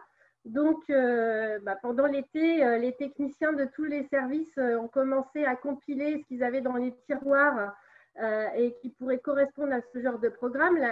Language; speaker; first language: French; native; French